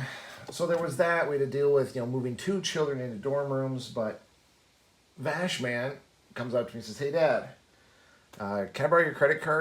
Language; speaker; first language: English; native; English